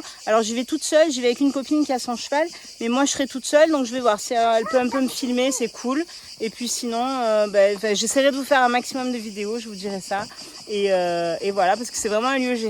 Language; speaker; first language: French; native; French